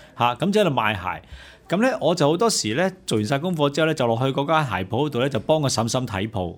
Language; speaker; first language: Cantonese; native; Cantonese